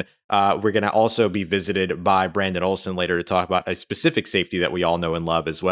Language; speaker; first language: English; native; English